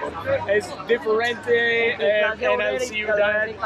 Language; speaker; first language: Spanish; non-native, learner; English